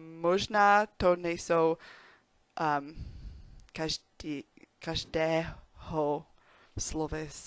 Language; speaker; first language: Czech; non-native, learner; English